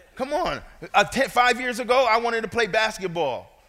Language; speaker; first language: English; native; English